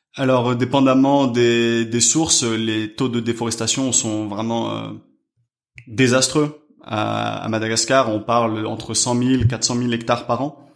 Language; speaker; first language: French; native; French